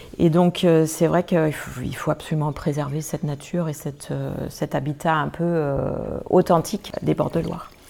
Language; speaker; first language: French; non-native, fluent; German